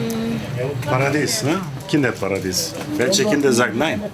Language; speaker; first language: German; non-native, learner; Turkish